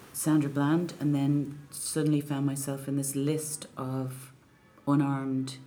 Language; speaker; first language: English; native; English